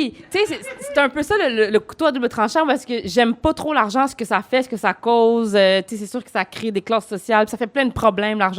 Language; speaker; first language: French; native; French